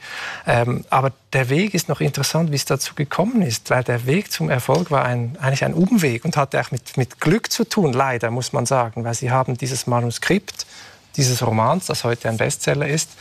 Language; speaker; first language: German; native; German